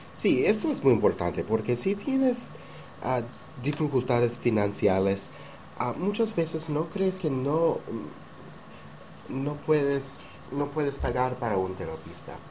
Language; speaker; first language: Spanish; non-native, learner; English